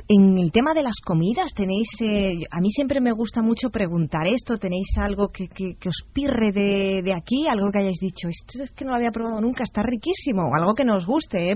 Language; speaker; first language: Spanish; native; Spanish